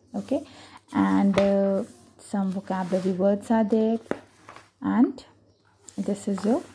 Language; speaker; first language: English; non-native, local second language; Hindi